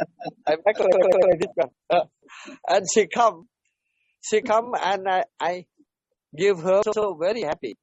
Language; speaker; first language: English; non-native, learner; Vietnamese